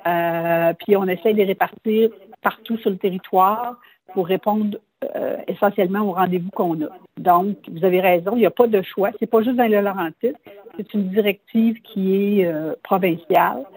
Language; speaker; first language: French; native; French